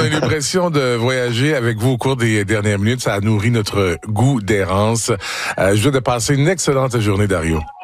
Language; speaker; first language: French; native; French